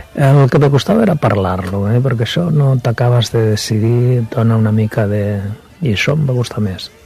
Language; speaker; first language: Catalan; non-native, local second language; Spanish